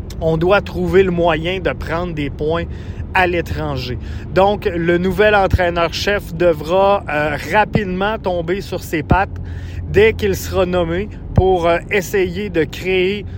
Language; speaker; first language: French; native; French